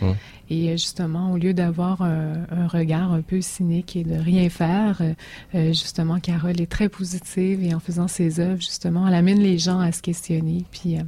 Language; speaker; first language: French; native; French